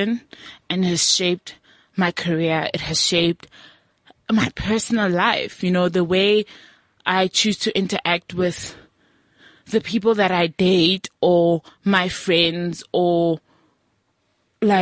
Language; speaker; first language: English; non-native, local second language; Tswana